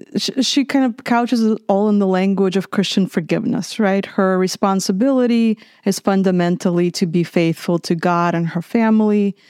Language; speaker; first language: English; non-native, fluent; Russian